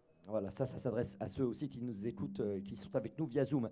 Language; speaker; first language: French; native; French